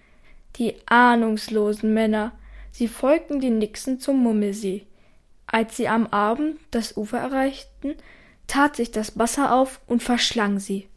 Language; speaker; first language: German; native; German